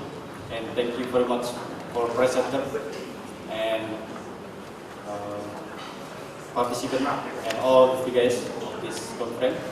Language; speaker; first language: English; non-native, learner; Indonesian